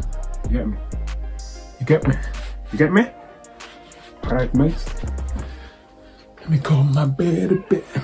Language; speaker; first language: English; native; English